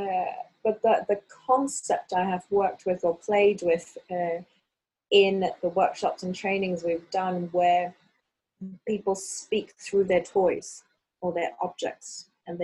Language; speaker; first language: English; non-native, local second language; Cantonese